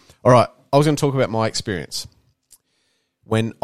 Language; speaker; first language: English; native; English